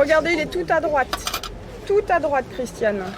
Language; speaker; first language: French; native; French